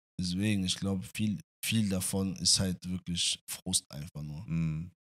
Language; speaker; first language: German; non-native, fluent; French